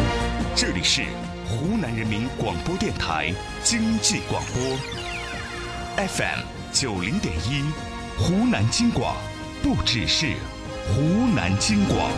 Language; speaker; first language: Chinese; native; Chinese